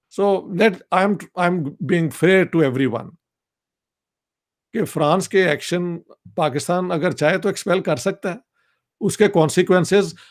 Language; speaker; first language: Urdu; non-native, local second language; Punjabi